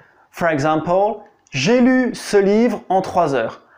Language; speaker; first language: French; native; French